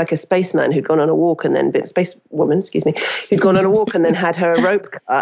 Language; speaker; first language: English; native; English